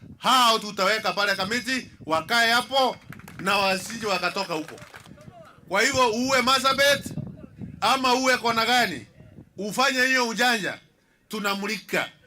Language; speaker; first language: Swahili; non-native, local second language; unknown